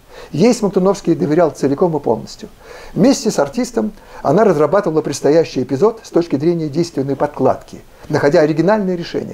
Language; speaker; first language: Russian; native; Russian